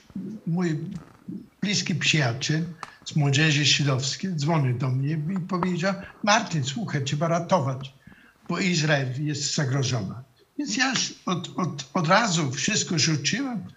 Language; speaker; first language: Polish; non-native, fluent; German